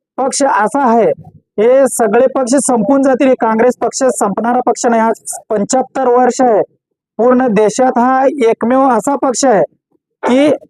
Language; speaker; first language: Marathi; non-native, local second language; Lambadi